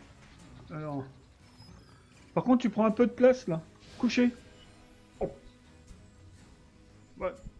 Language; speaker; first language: French; native; French